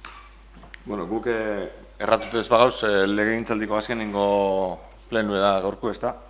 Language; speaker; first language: Basque; native; Basque